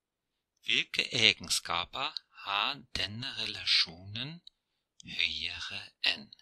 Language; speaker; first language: Norwegian; non-native, fluent; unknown